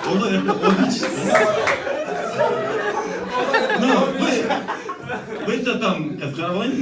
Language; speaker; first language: Russian; non-native, local second language; Kazakh